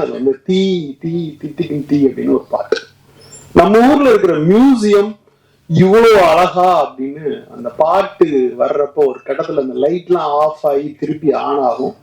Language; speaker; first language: Tamil; native; Tamil